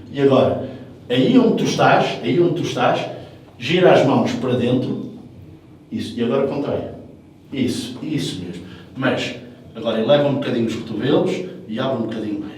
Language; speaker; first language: Portuguese; early bilingual, heritage; English